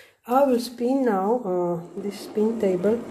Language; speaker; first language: English; non-native, learner; Slovenian